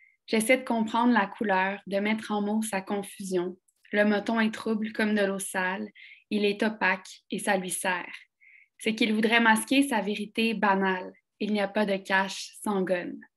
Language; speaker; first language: French; native; French